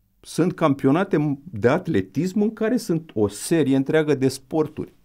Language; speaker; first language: Romanian; native; Romanian